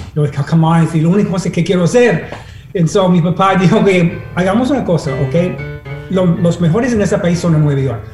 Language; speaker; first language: Spanish; non-native, fluent; English